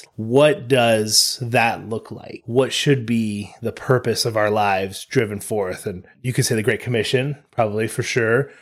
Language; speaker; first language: English; native; English